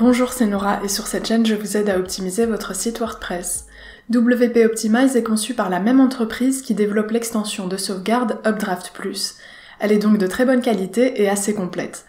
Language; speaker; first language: French; native; French